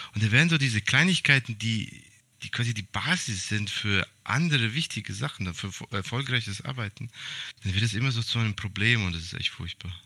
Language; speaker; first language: German; early bilingual, other home language; Serbian